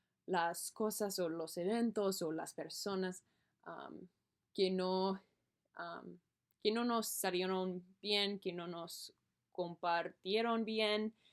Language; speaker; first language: Spanish; non-native, learner; English